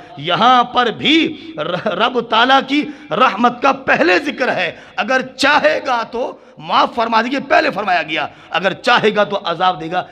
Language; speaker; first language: Urdu; non-native, local second language; Punjabi